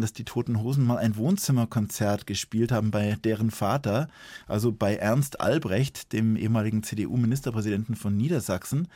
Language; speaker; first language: German; native; German